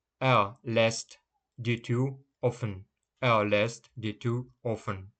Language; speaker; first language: German; non-native, fluent; Ukrainian